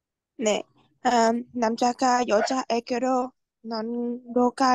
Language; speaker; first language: Korean; non-native, learner; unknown